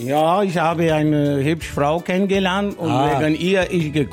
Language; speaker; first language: German; non-native, learner; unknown